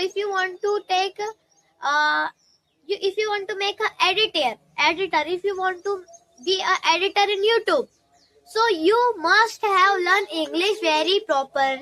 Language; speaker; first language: English; non-native, learner; Hindi